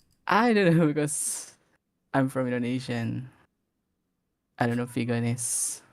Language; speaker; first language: English; non-native, learner; Indonesian